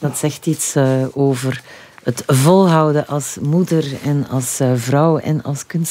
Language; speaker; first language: Dutch; native; Dutch